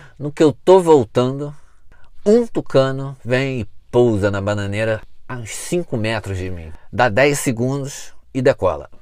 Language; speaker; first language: Portuguese; native; Portuguese